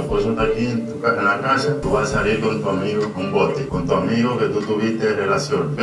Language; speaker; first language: Spanish; native; Spanish